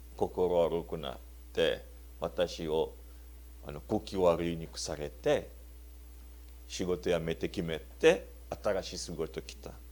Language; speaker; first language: Japanese; non-native, learner; Luba-Lulua